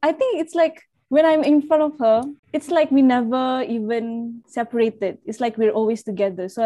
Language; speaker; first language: English; non-native, local second language; Malay